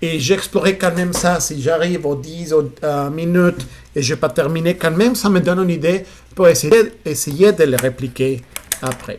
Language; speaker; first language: French; non-native, fluent; Spanish